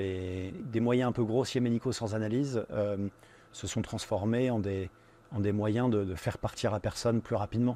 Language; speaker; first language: French; native; French